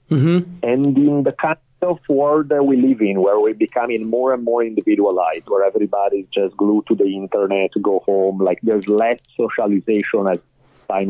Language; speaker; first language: English; non-native, fluent; Italian